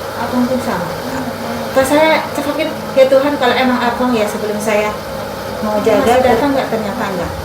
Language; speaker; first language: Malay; non-native, local second language; Sundanese